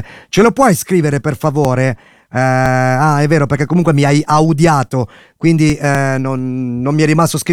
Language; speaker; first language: Italian; native; Italian